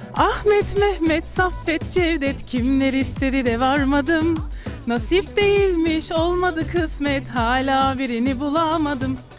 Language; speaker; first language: Turkish; early bilingual, heritage; Turkish